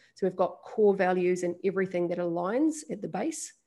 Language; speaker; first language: English; native; English